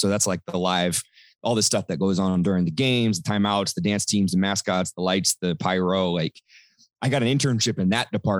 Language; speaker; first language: English; native; English